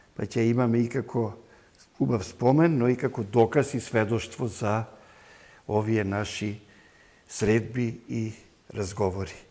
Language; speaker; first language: Macedonian; native; Macedonian